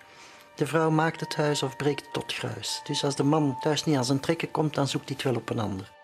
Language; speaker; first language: Dutch; native; Dutch